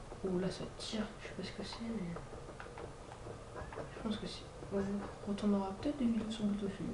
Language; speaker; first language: French; native; French